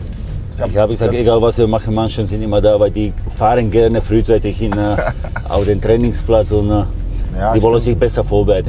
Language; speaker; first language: German; non-native, fluent; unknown